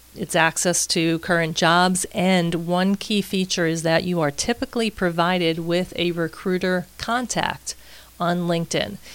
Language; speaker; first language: English; native; English